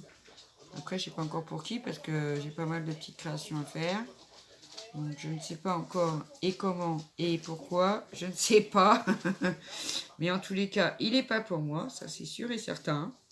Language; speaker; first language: French; native; French